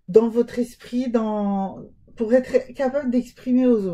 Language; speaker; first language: French; native; French